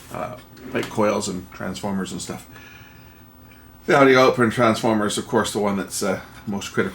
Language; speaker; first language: English; native; English